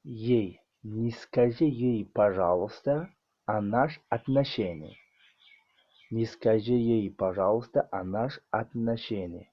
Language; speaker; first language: Russian; non-native, learner; Tajik